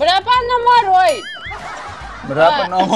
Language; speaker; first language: Indonesian; non-native, learner; Russian